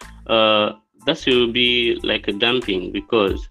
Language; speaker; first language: English; non-native, local second language; Swahili